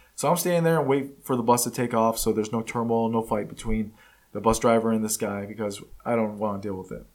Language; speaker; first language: English; early bilingual, other home language; Spanish